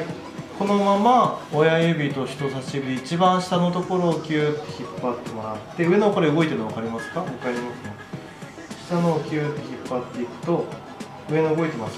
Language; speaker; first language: Japanese; native; Japanese